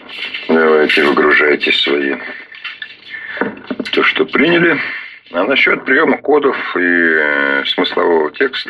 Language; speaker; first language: Russian; native; Russian